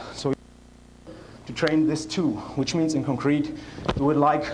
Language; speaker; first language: English; non-native, fluent; German